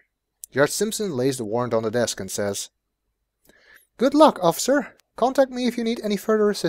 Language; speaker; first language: English; native; English